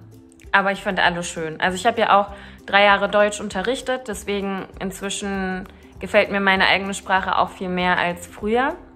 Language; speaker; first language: German; early bilingual, other home language; Turkish